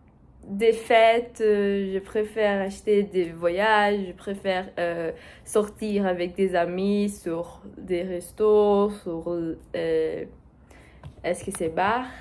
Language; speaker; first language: French; non-native, learner; Portuguese